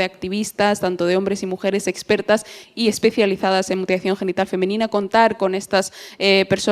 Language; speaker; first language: Spanish; native; Spanish